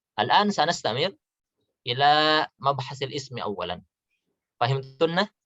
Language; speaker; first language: Arabic; non-native, fluent; Indonesian